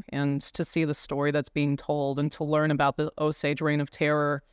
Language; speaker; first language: English; native; English